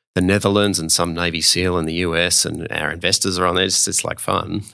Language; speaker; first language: English; native; English